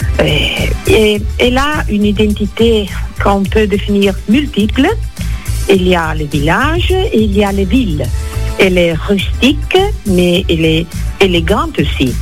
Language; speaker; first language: French; non-native, fluent; Italian